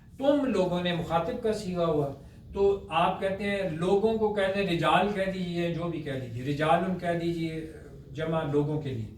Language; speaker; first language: Urdu; native; Urdu